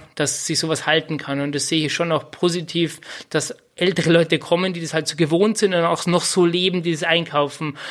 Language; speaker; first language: German; native; German